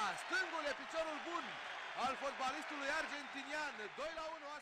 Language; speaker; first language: Romanian; native; Romanian